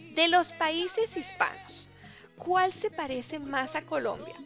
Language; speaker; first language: Spanish; native; Spanish